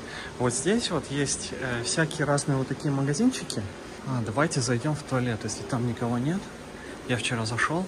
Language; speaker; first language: Russian; native; Russian